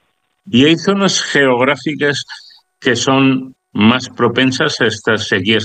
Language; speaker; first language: Spanish; native; Spanish